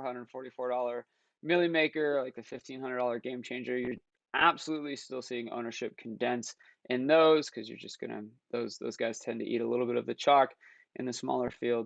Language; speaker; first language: English; native; English